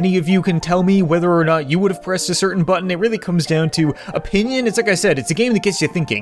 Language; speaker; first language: English; native; English